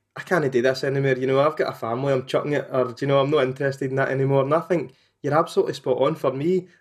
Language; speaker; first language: English; native; English